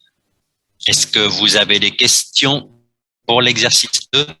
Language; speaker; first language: French; non-native, fluent; Vietnamese